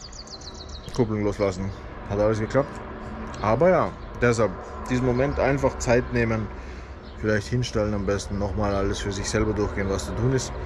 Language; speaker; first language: German; native; German